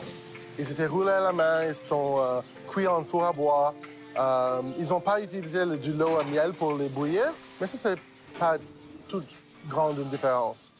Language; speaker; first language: French; non-native, local second language; English